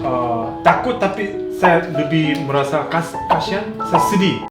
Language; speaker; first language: Indonesian; non-native, learner; Korean